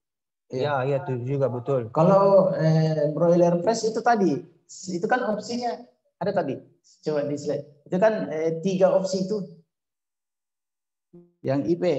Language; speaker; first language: Indonesian; native; Indonesian